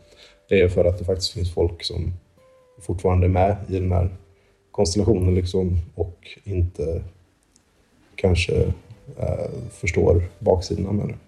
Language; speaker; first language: Swedish; native; Swedish